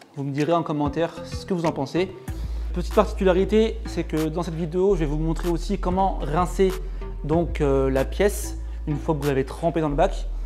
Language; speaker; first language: French; native; French